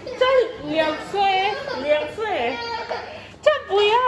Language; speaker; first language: Chinese; non-native, learner; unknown